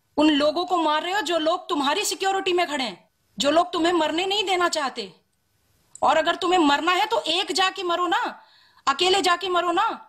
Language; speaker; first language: Hindi; native; Hindi